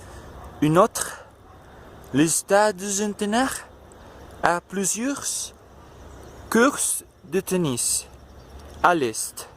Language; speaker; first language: French; non-native, learner; Spanish